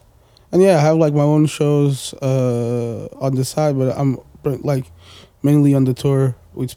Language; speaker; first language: English; non-native, fluent; Portuguese